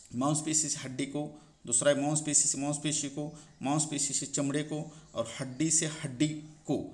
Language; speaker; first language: Hindi; non-native, local second language; Marathi